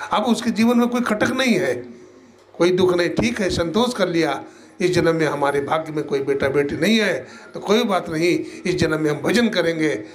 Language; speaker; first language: Hindi; native; Hindi